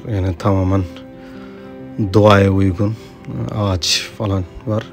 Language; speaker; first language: Turkish; non-native, fluent; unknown